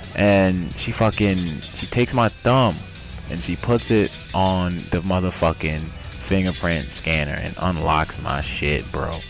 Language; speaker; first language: English; native; English